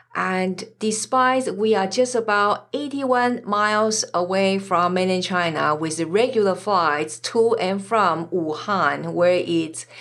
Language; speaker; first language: English; non-native, fluent; Chinese